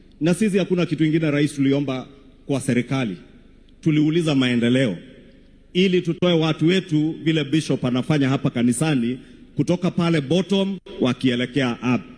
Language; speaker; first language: Swahili; non-native, local second language; Kikuyu